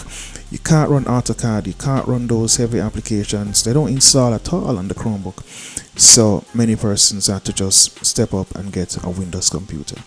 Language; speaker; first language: English; native; English